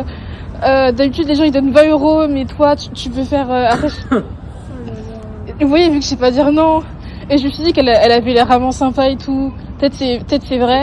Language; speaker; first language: French; native; French